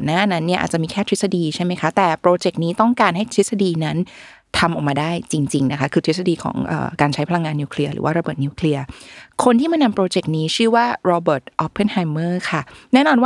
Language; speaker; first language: Thai; native; Thai